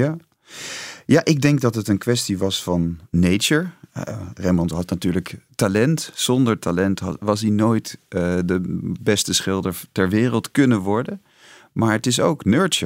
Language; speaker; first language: Dutch; native; Dutch